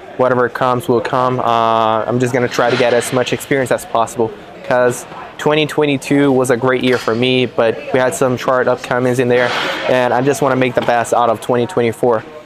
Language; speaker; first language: English; non-native, fluent; Portuguese